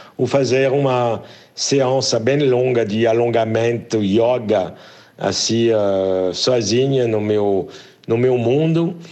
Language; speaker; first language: Portuguese; non-native, fluent; French